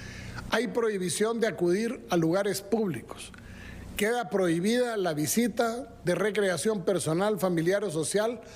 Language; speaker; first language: Spanish; native; Spanish